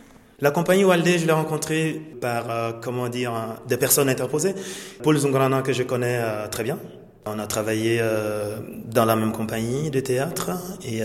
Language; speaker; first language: French; non-native, local second language; Mossi